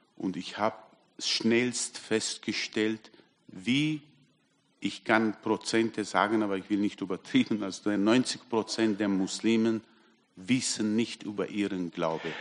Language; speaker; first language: German; non-native, fluent; Armenian